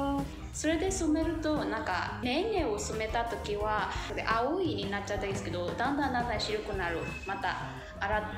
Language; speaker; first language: Japanese; non-native, fluent; Burmese